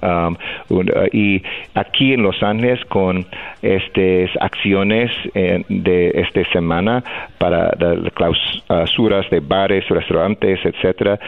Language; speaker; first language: Spanish; non-native, fluent; English